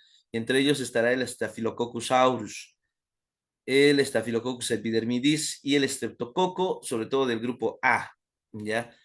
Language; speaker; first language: Spanish; native; Spanish